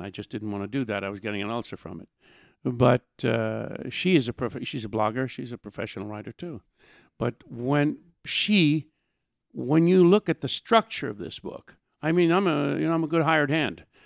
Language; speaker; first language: English; native; English